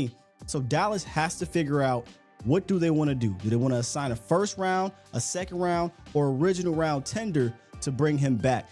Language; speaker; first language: English; native; English